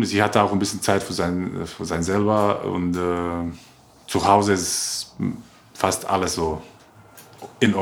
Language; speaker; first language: German; non-native, learner; Croatian